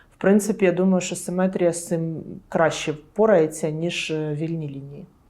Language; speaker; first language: Ukrainian; non-native, local second language; Russian